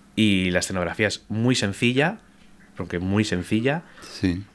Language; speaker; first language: Spanish; native; Spanish